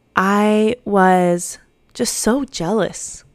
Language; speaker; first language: English; early bilingual, other home language; Spanish